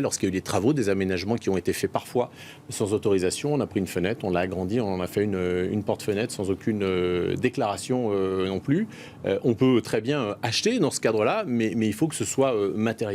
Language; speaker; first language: French; native; French